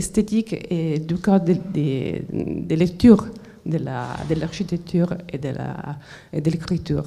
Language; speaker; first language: French; non-native, fluent; Italian